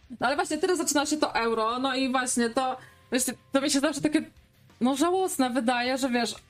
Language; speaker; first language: Polish; native; Polish